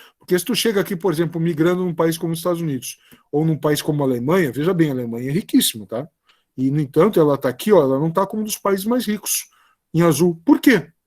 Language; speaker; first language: Portuguese; native; Portuguese